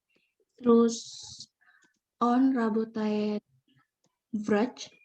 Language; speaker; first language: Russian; non-native, learner; Indonesian